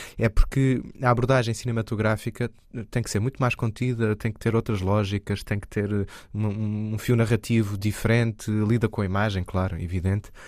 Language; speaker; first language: Portuguese; native; Portuguese